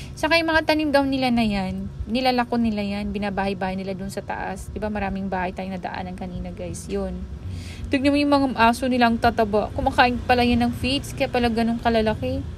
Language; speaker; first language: Filipino; non-native, local second language; Iloko